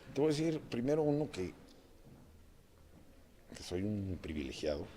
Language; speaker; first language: Spanish; native; Spanish